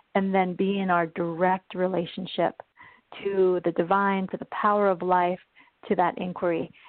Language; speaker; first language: English; native; English